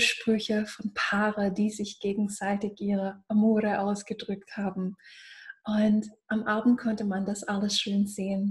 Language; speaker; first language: German; non-native, fluent; English